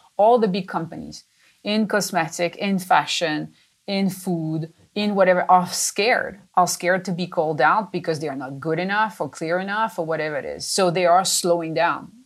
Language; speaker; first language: English; non-native, fluent; French